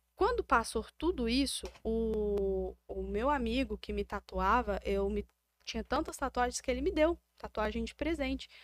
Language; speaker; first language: Portuguese; native; Portuguese